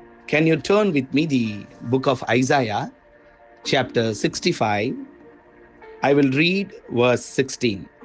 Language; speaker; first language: English; non-native, local second language; Tamil